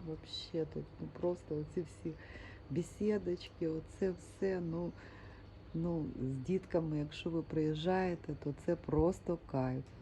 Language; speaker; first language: Ukrainian; native; Ukrainian